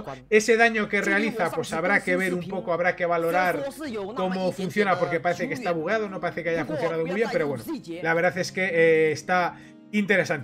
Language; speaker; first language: Spanish; native; Spanish